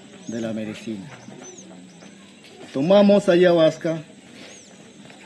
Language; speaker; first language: Spanish; non-native, local second language; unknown